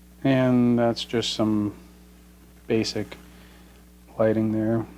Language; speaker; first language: English; native; English